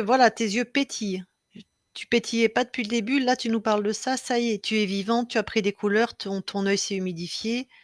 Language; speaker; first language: French; native; French